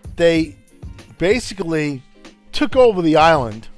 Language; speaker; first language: English; non-native, fluent; Italian